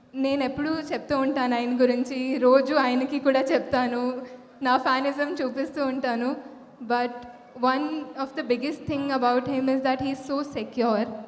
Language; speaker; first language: Telugu; non-native, fluent; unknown